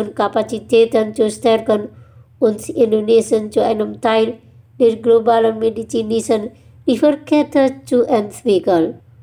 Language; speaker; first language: German; non-native, fluent; Indonesian